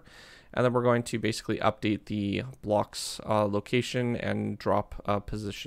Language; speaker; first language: English; native; English